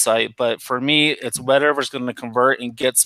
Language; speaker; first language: English; native; English